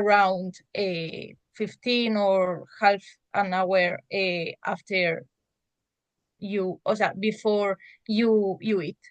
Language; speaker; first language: English; non-native, learner; Spanish